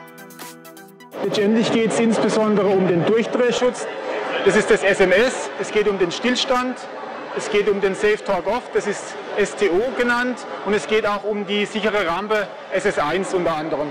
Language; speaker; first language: German; native; German